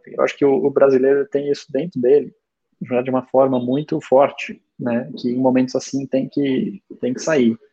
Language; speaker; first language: Portuguese; early bilingual, other home language; German